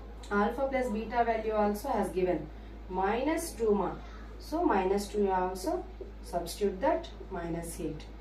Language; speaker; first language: English; non-native, local second language; Telugu